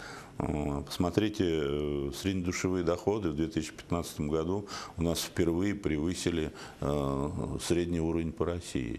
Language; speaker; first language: Russian; native; Russian